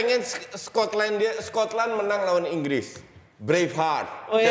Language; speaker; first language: Indonesian; native; Indonesian